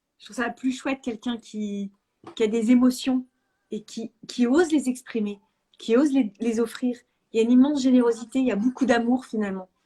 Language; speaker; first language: French; native; French